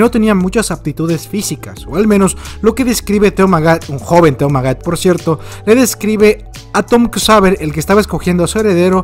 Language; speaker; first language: Spanish; native; Spanish